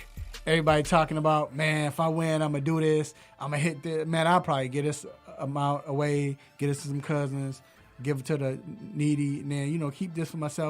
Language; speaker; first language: English; native; English